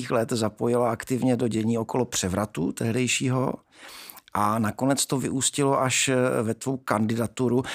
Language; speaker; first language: Czech; native; Czech